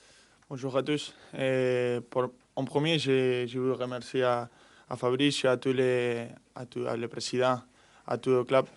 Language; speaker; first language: French; non-native, fluent; Spanish